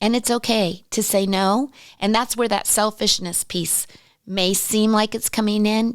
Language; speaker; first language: English; native; English